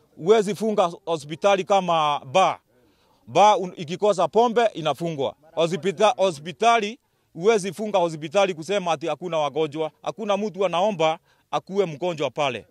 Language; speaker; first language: Swahili; non-native, local second language; Kikuyu